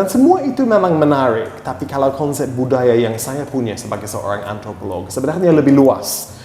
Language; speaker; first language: Indonesian; non-native, fluent; English